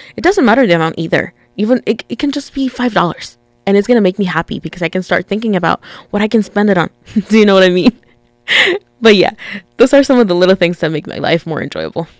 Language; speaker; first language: English; early bilingual, other home language; Spanish